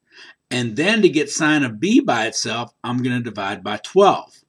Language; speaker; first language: English; native; English